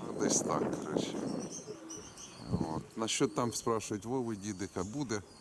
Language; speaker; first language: Ukrainian; non-native, local second language; Russian